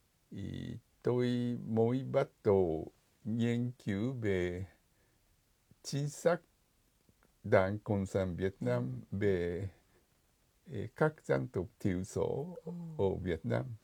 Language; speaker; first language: Vietnamese; non-native, fluent; Japanese